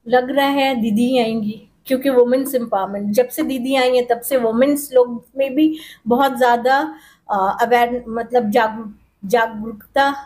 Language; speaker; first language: Hindi; non-native, local second language; Urdu